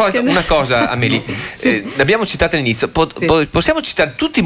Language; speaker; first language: Italian; native; Italian